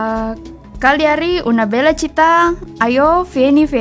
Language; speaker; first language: Italian; non-native, learner; Indonesian